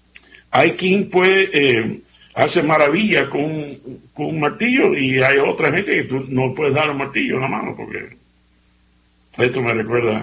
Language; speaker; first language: Spanish; native; Spanish